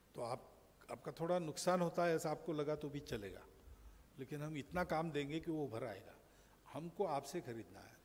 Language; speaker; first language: Hindi; non-native, local second language; Marathi